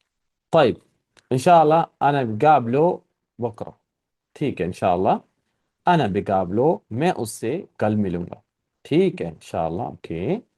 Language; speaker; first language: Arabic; non-native, fluent; Urdu